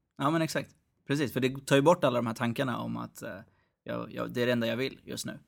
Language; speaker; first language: Swedish; early bilingual, other home language; Arabic